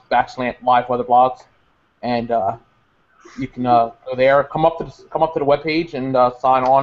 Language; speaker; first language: English; native; English